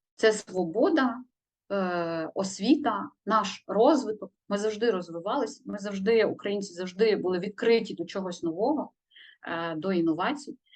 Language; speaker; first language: Ukrainian; native; Ukrainian